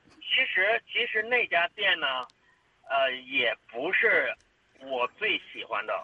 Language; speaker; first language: Chinese; native; Chinese